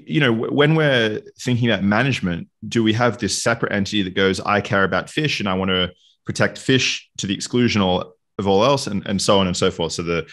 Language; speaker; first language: English; native; English